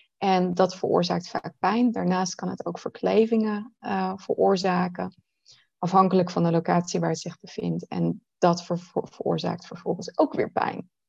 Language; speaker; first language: Dutch; native; Dutch